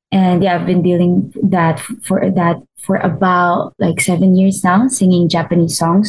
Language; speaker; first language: English; non-native, local second language; Filipino